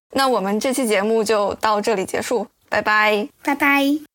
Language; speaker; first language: Chinese; native; Chinese